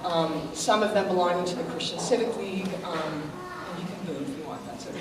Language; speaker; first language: English; native; English